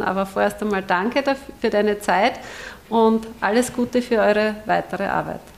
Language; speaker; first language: German; native; German